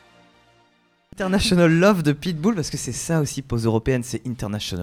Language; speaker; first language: French; native; French